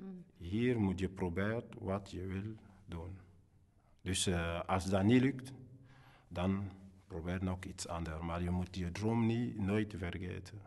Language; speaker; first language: Dutch; non-native, fluent; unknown